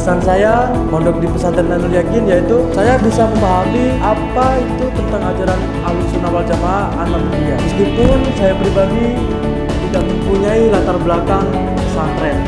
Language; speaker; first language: Indonesian; native; Indonesian